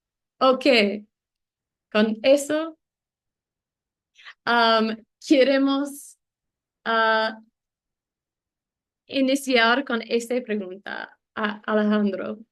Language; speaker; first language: Spanish; non-native, learner; English